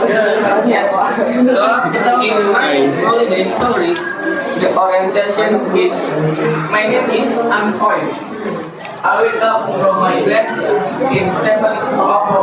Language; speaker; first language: English; non-native, learner; Indonesian